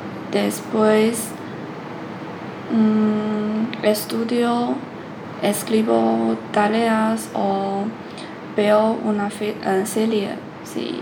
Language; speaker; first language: Spanish; non-native, learner; Chinese